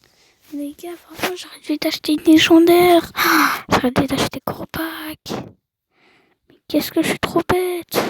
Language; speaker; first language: French; native; French